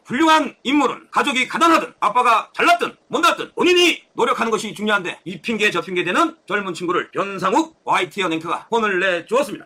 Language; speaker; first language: Korean; native; Korean